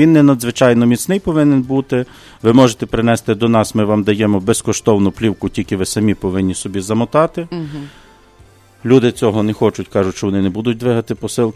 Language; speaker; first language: Ukrainian; native; Ukrainian